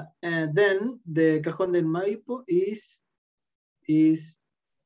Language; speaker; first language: English; non-native, learner; Spanish